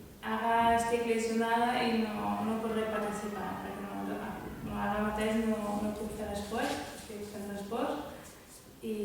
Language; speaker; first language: Catalan; non-native, fluent; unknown